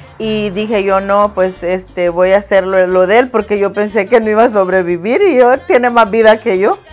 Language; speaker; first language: Spanish; native; Spanish